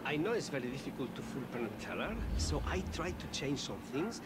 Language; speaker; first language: English; non-native, fluent; Spanish